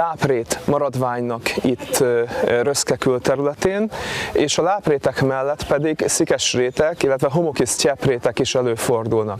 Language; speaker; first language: Hungarian; native; Hungarian